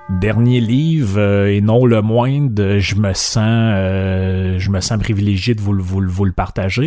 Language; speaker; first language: French; native; French